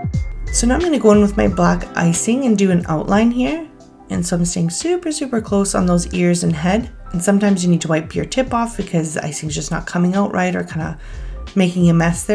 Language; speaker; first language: English; native; English